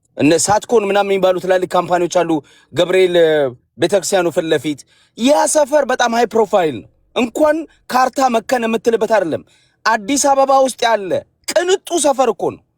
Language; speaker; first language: Amharic; native; Amharic